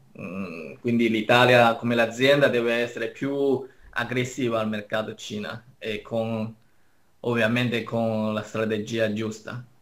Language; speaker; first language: Italian; non-native, fluent; Chinese